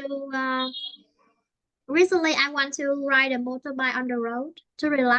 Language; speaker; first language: English; non-native, fluent; Vietnamese